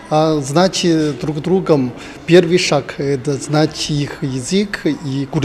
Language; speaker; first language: Russian; non-native, fluent; Chinese